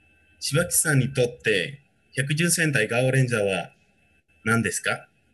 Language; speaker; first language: Japanese; non-native, fluent; Spanish